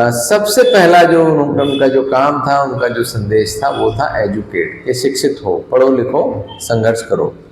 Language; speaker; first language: Hindi; non-native, local second language; Punjabi